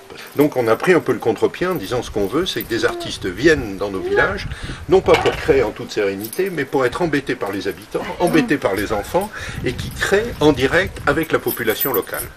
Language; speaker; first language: French; native; French